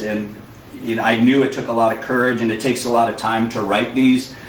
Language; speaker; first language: English; native; English